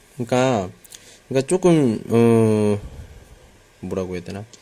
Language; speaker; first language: Korean; native; Korean